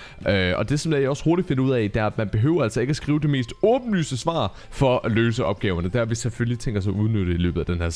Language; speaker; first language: Danish; native; Danish